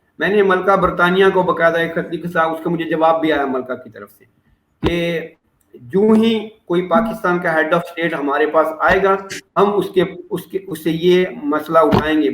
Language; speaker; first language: Urdu; non-native, local second language; Saraiki